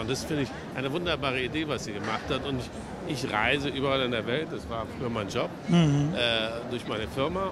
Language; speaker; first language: German; native; German